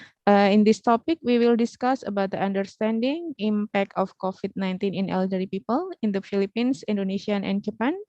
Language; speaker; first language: English; non-native, learner; Indonesian